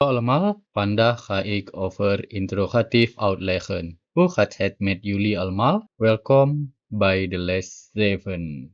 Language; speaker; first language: Dutch; non-native, learner; Indonesian